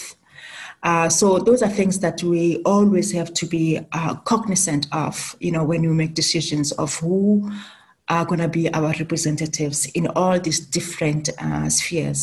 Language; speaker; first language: English; non-native, local second language; Southern Sotho